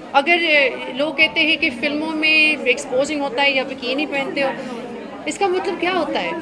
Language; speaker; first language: Hindi; early bilingual, heritage; English